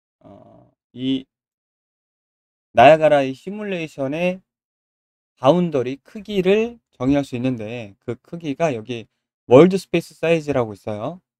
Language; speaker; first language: Korean; native; Korean